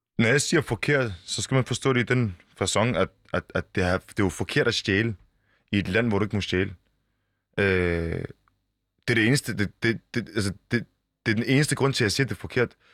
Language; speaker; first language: Danish; early bilingual, other home language; Arabic